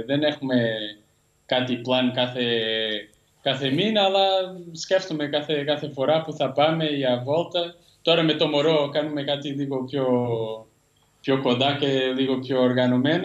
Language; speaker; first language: Greek; non-native, learner; Portuguese